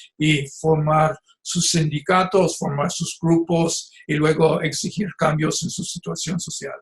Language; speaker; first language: Spanish; non-native, fluent; English